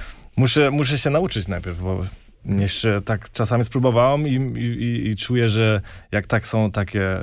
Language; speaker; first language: Polish; early bilingual, heritage; Polish